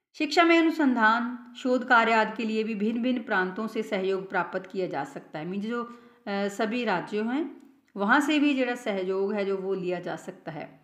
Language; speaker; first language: Hindi; non-native, local second language; Punjabi